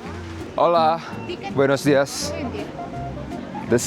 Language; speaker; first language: Spanish; non-native, learner; Indonesian